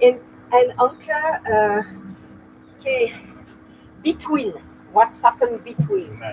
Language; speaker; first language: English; non-native, learner; French